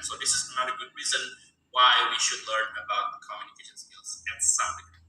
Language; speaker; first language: English; non-native, fluent; Indonesian